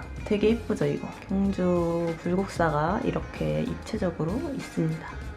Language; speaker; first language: Korean; native; Korean